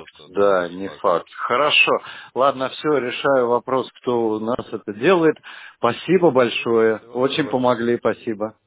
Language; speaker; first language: Russian; native; Russian